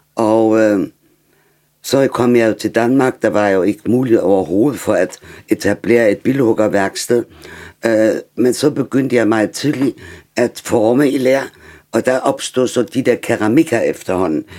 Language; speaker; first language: Danish; non-native, fluent; German